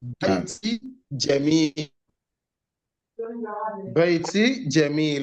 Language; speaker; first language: Arabic; non-native, learner; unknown